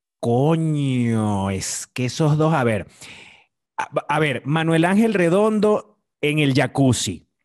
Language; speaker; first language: Spanish; native; Spanish